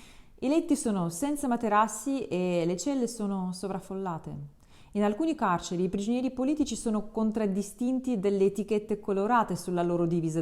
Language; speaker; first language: Italian; non-native, fluent; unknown